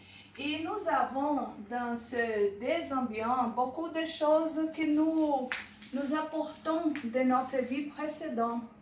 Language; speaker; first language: French; non-native, learner; Portuguese